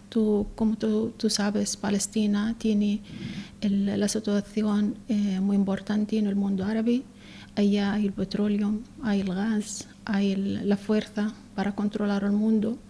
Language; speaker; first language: Spanish; non-native, learner; Arabic